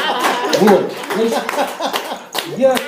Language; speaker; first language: Russian; native; Russian